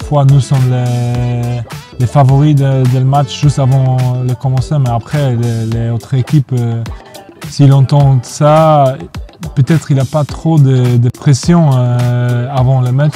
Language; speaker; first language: French; non-native, fluent; Polish